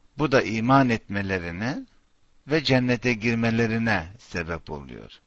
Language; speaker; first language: Turkish; non-native, fluent; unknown